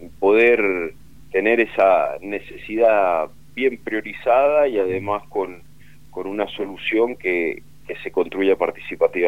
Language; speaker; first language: Spanish; native; Spanish